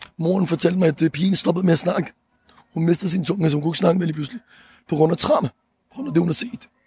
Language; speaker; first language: Danish; early bilingual, other home language; Arabic